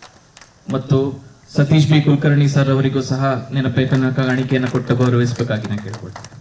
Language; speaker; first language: Kannada; native; Kannada